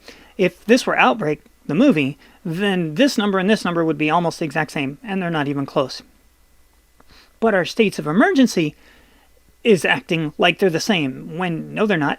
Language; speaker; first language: English; native; English